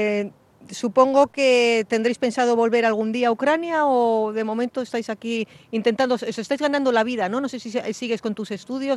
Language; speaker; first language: Spanish; native; Spanish